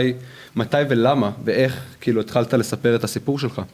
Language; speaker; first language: Hebrew; native; Hebrew